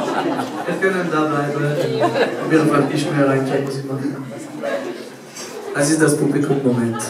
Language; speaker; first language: German; non-native, fluent; French